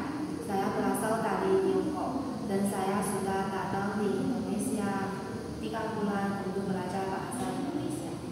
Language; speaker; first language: Indonesian; non-native, learner; Chinese